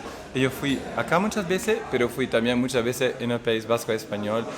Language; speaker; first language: Spanish; non-native, fluent; Dutch